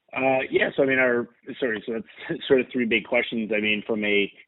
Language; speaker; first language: English; native; English